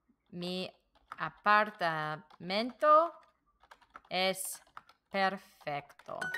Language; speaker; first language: Spanish; non-native, learner; English